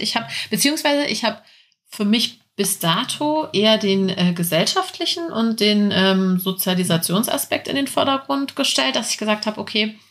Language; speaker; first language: German; native; German